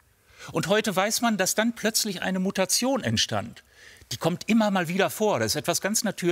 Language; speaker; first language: German; native; German